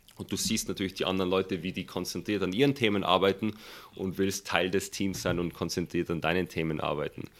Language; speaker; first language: German; early bilingual, other home language; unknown